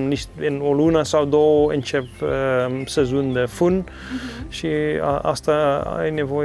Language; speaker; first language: Romanian; non-native, learner; Dutch